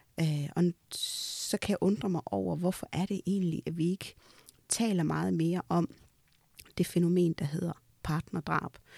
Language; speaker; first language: Danish; early bilingual, other home language; Amharic